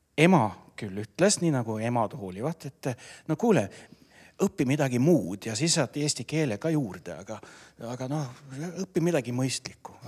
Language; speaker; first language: Estonian; non-native, fluent; Norwegian